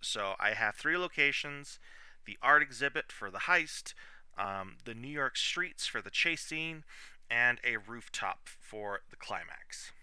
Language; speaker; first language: English; native; English